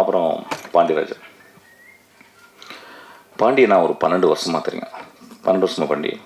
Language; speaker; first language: Tamil; native; Tamil